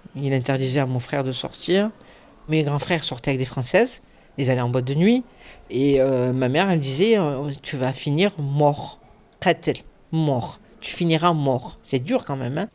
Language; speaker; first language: French; early bilingual, other home language; Arabic